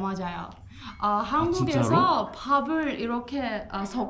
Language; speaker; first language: Korean; non-native, learner; Persian